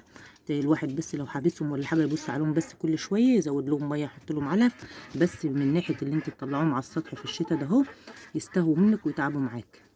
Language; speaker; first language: Arabic; native; Arabic